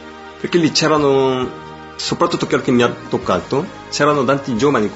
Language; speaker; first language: Italian; non-native, fluent; Korean